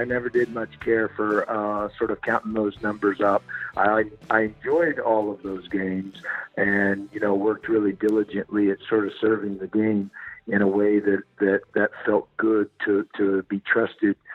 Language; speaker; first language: English; native; English